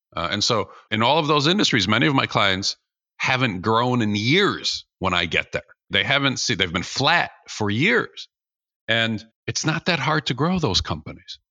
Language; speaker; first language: English; early bilingual, other home language; Russian